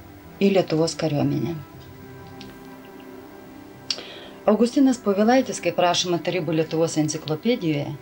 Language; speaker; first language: Lithuanian; native; Lithuanian